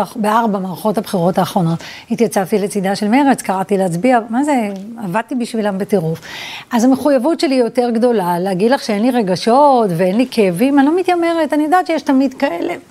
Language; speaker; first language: Hebrew; early bilingual, other home language; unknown